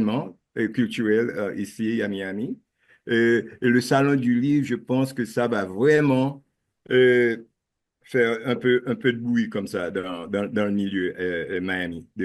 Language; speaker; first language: French; non-native, local second language; Haitian Creole